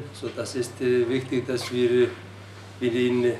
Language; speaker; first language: German; non-native, learner; Icelandic